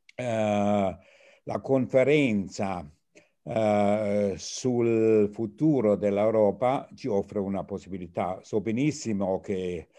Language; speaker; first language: Italian; non-native, fluent; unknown